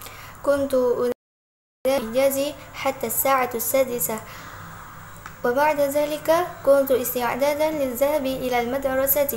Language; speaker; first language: Arabic; non-native, learner; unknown